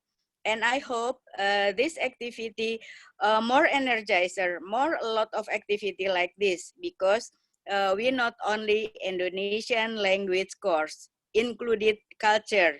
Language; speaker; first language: English; non-native, learner; Indonesian